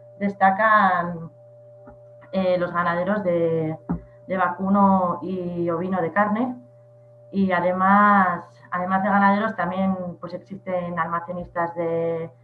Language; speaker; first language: Spanish; native; Spanish